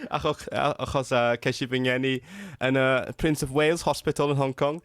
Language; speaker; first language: Welsh; non-native, fluent; Cantonese